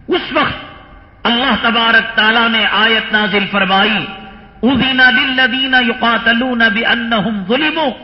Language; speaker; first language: Urdu; native; Urdu